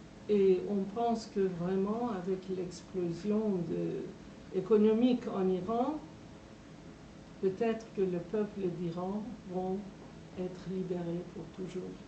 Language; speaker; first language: French; non-native, fluent; Persian